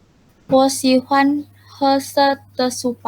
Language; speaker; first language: Chinese; non-native, learner; Malay